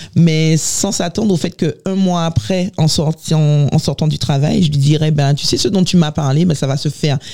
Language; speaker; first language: French; native; French